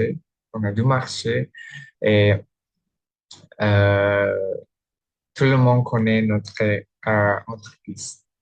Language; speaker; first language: French; non-native, learner; Indonesian